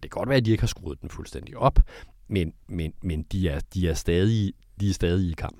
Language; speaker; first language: Danish; native; Danish